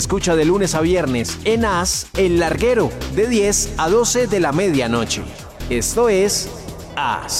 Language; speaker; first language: Spanish; native; Spanish